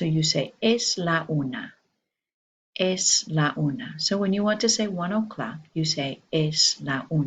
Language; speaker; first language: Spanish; non-native, fluent; English